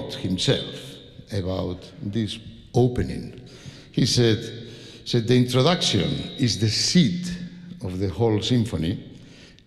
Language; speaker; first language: English; non-native, fluent; Spanish